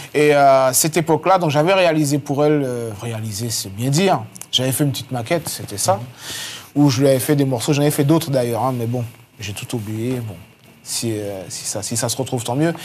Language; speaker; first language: French; native; French